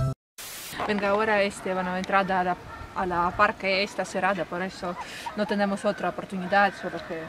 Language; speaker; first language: Spanish; non-native, learner; Russian